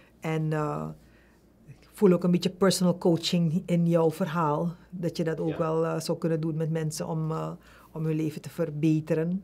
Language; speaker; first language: Dutch; native; Dutch